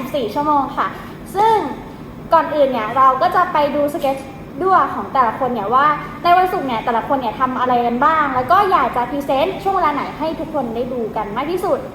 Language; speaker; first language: Thai; native; Thai